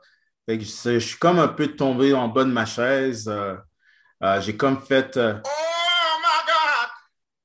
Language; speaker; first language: French; native; French